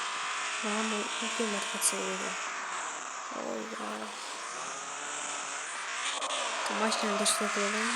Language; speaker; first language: Russian; non-native, local second language; Kazakh